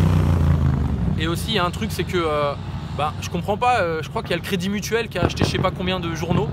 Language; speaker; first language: French; early bilingual, other home language; Arabic